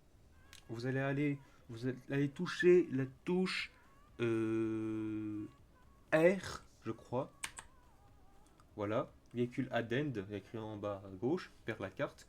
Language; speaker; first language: French; native; French